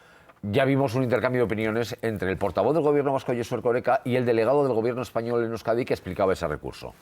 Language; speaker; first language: Spanish; native; Spanish